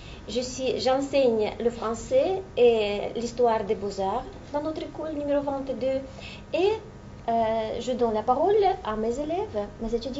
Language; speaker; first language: French; non-native, fluent; Russian